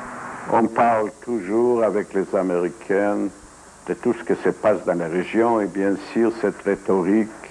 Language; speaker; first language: French; non-native, fluent; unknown